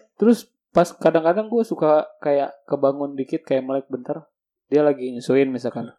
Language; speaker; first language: Indonesian; native; Indonesian